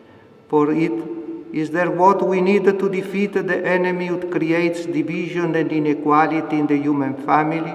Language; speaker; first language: English; non-native, fluent; Italian